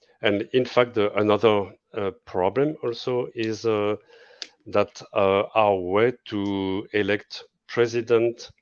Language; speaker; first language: English; non-native, fluent; French